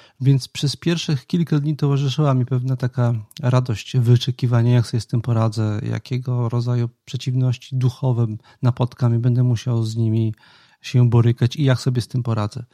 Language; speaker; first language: Polish; native; Polish